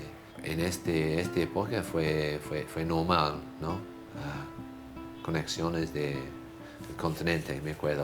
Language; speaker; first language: Spanish; non-native, fluent; English